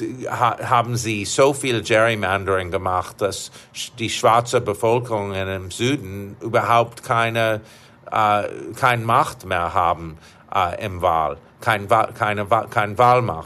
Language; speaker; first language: German; non-native, fluent; English